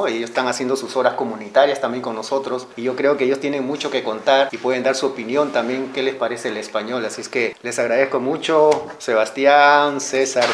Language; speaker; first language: Spanish; native; Spanish